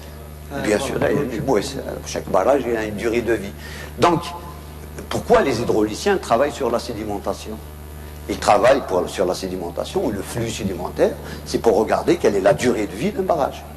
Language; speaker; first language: French; non-native, local second language; Kabyle